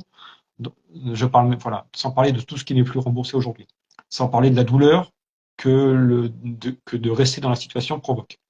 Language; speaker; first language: French; native; French